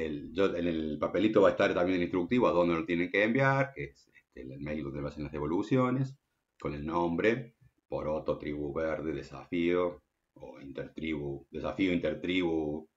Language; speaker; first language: Spanish; native; Spanish